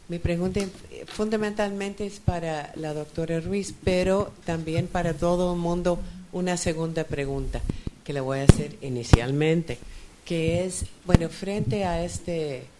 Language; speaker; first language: Spanish; non-native, fluent; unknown